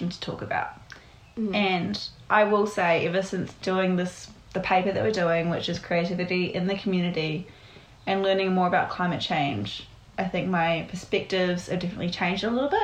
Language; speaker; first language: English; native; English